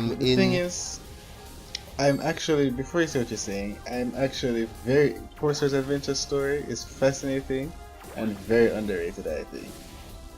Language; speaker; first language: English; native; English